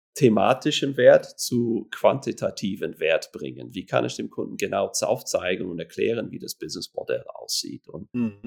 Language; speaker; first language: German; non-native, fluent; English